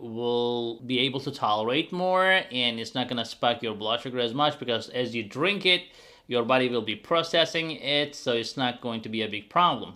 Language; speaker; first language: English; non-native, fluent; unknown